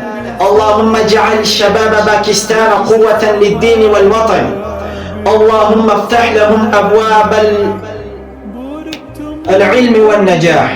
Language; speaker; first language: Arabic; non-native, learner; Urdu